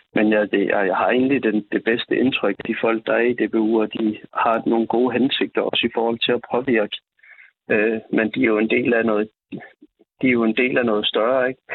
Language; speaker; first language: Danish; native; Danish